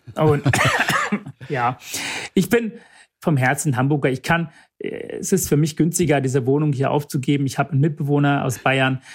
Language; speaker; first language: German; early bilingual, other home language; Tamil